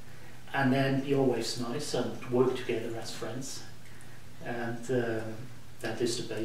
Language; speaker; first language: English; non-native, fluent; German